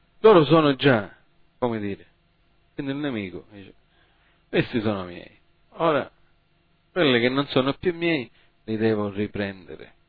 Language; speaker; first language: Italian; early bilingual, heritage; Italian